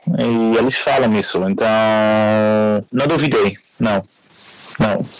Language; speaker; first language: Portuguese; non-native, fluent; Dutch